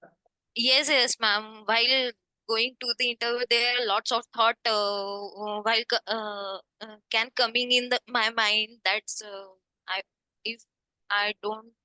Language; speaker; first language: English; non-native, learner; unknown